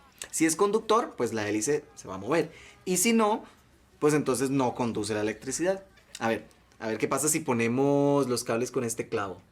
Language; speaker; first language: Spanish; native; Spanish